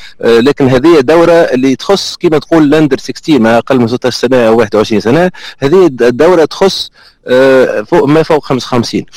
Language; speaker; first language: Arabic; native; Arabic